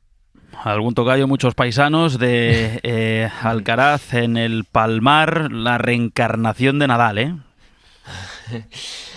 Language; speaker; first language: Spanish; native; Spanish